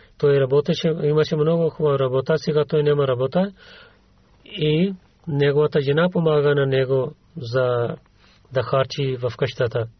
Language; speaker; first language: Bulgarian; non-native, learner; Urdu